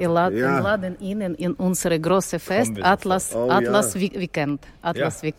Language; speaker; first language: German; non-native, learner; Ukrainian